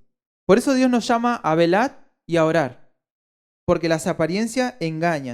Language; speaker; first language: Spanish; native; Spanish